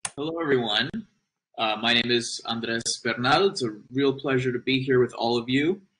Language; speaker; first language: English; native; English